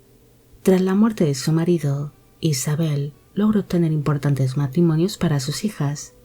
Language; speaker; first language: Spanish; native; Spanish